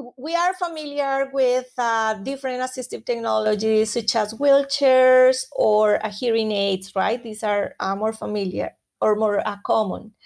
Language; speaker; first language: English; non-native, fluent; Spanish